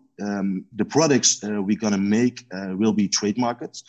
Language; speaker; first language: English; non-native, learner; Dutch